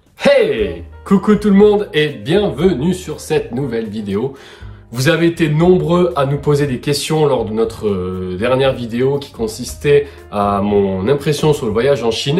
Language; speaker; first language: French; native; French